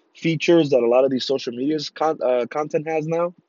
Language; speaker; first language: English; early bilingual, other home language; Spanish